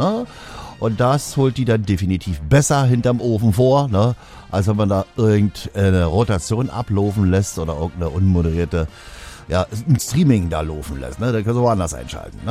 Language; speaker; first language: German; native; German